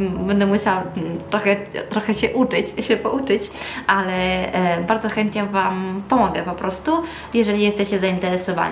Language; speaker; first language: Polish; early bilingual, heritage; Polish